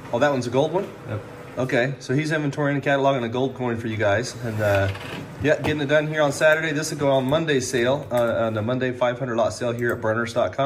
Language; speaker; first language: English; native; English